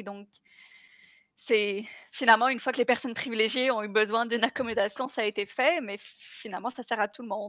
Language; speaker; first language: French; native; French